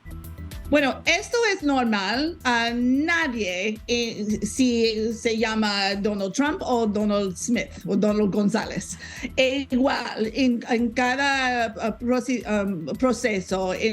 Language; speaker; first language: Spanish; non-native, learner; English